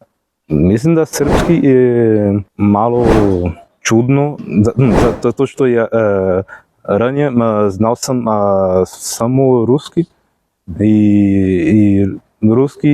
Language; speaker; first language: Serbian; non-native, learner; Portuguese